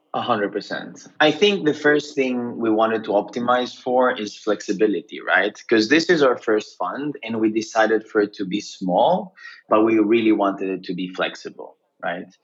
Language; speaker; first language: English; non-native, fluent; Greek